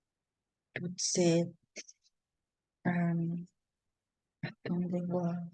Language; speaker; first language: French; non-native, learner; German